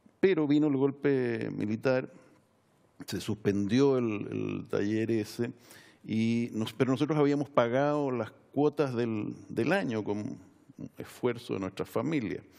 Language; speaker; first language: Spanish; native; Spanish